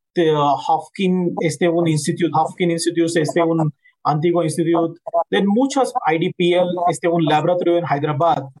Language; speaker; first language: Spanish; non-native, learner; Hindi